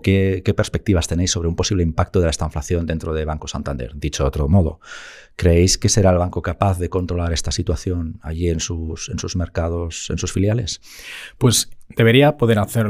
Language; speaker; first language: Spanish; native; Spanish